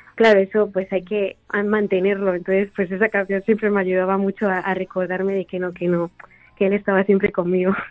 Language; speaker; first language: Spanish; native; Spanish